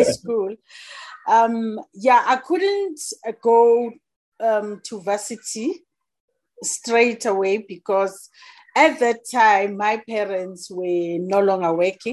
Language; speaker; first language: English; non-native, local second language; Zulu